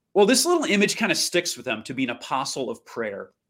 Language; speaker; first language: English; native; English